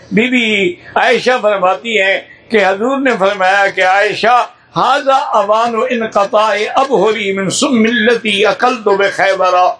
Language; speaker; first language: Urdu; native; Urdu